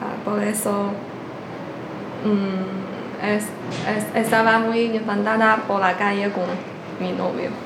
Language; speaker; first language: Spanish; non-native, learner; Chinese